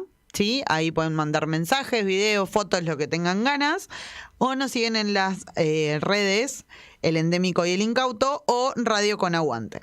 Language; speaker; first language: Spanish; native; Spanish